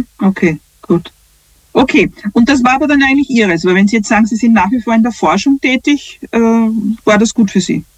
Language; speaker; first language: German; native; German